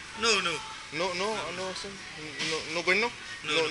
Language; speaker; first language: Spanish; non-native, learner; Vietnamese